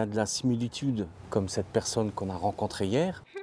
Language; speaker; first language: French; native; French